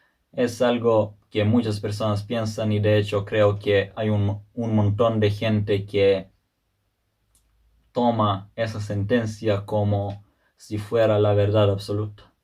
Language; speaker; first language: Spanish; non-native, fluent; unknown